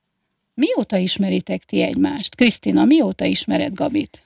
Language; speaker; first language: Hungarian; native; Hungarian